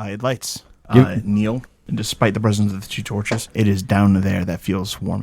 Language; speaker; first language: English; native; English